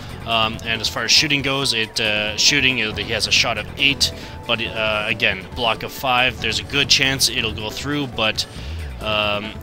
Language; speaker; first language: English; native; English